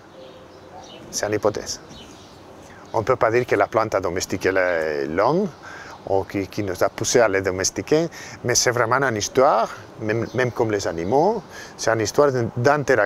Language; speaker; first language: French; non-native, fluent; Catalan